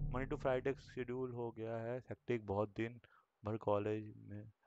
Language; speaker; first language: Hindi; native; Hindi